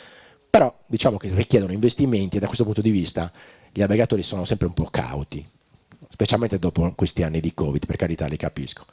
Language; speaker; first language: Italian; native; Italian